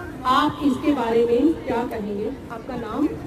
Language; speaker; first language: Hindi; native; Hindi